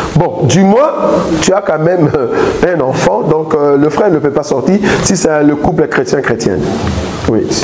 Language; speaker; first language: French; non-native, local second language; Lingala